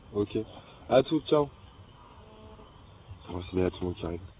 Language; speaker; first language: French; native; French